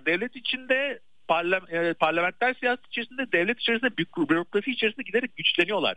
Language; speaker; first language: Turkish; native; Turkish